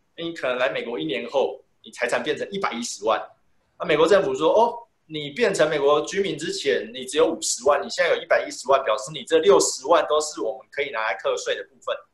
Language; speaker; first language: Chinese; native; Chinese